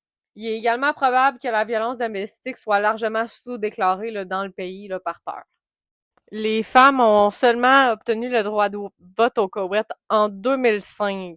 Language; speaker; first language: French; native; French